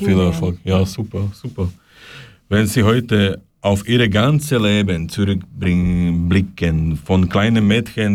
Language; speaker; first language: German; non-native, learner; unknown